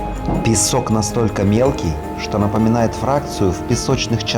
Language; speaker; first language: Russian; native; Russian